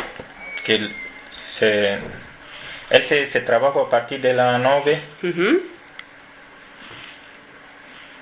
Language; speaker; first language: Spanish; non-native, learner; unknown